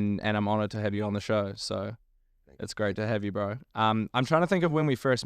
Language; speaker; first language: English; native; English